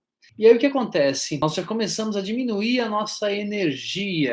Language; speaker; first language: Portuguese; native; Portuguese